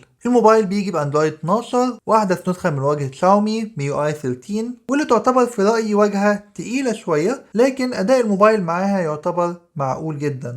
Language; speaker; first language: Arabic; native; Arabic